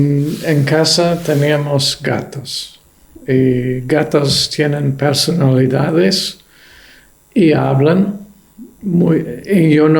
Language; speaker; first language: Spanish; non-native, fluent; English